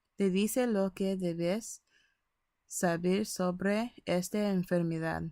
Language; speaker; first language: Spanish; early bilingual, other home language; English